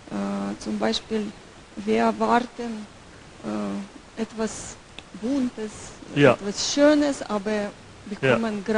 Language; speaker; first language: German; non-native, learner; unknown